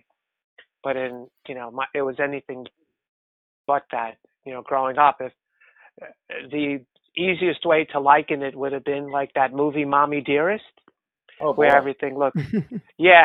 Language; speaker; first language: English; native; English